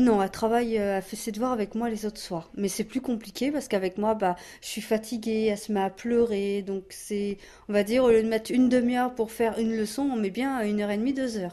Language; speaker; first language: French; native; French